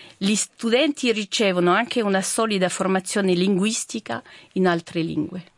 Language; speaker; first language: Italian; non-native, fluent; French